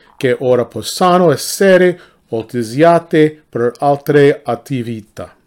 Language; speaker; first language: Italian; non-native, learner; English